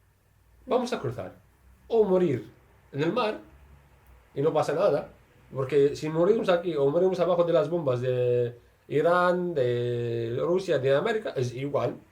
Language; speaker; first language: Spanish; non-native, learner; Arabic